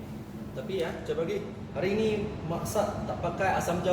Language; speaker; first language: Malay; non-native, local second language; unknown